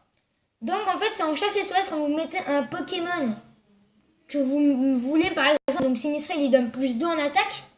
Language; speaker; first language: French; native; French